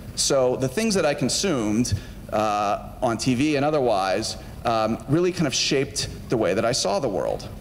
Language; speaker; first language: English; native; English